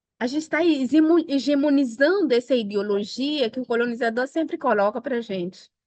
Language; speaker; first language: Portuguese; non-native, local second language; Upper Guinea Crioulo